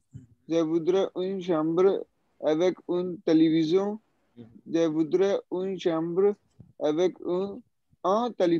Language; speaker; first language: French; non-native, learner; Hindi